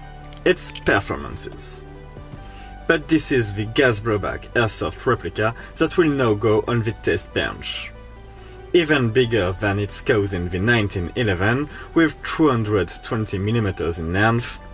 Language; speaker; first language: English; non-native, fluent; French